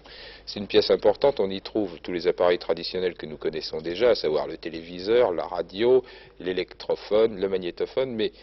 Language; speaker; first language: French; native; French